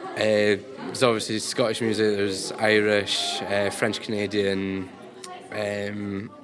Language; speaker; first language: English; native; English